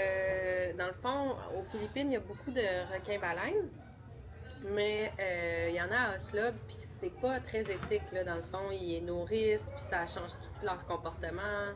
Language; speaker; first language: French; native; French